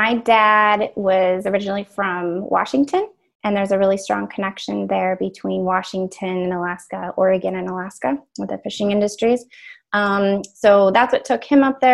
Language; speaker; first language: English; native; English